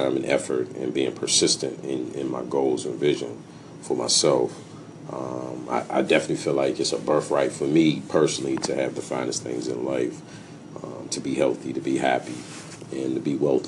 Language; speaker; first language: English; native; English